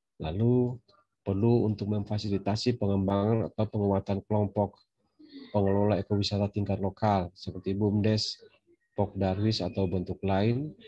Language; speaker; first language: Indonesian; native; Indonesian